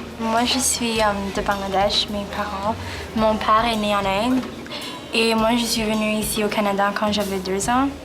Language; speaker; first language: French; early bilingual, other home language; Bangla